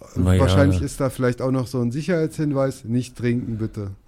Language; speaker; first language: German; native; German